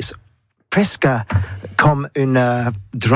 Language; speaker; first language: French; non-native, learner; English